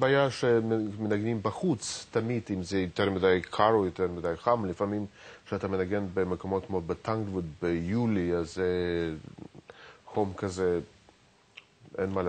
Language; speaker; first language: Hebrew; non-native, fluent; Russian